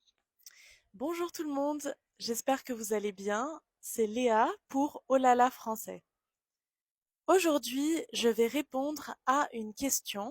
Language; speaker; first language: French; native; French